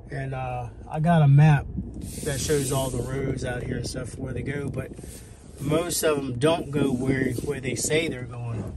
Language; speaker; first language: English; native; English